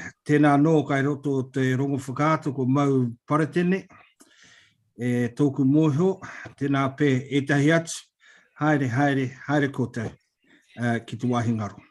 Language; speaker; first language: Māori; non-native, local second language; English